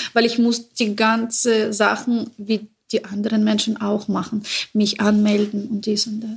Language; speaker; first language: German; non-native, learner; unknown